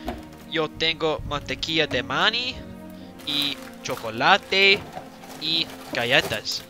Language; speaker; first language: Spanish; non-native, learner; English